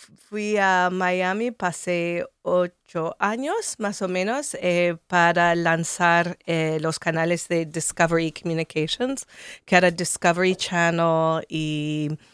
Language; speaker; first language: Spanish; non-native, fluent; English